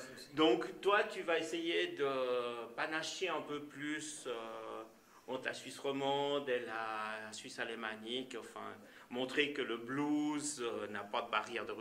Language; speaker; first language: French; native; French